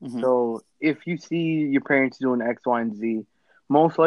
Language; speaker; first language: English; native; English